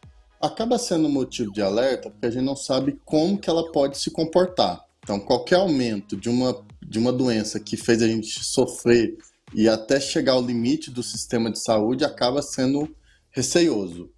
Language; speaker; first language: Portuguese; native; Portuguese